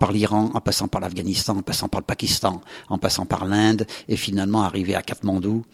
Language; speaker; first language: French; native; French